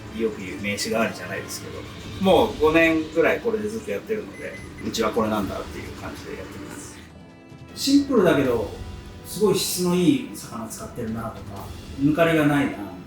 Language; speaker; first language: Japanese; native; Japanese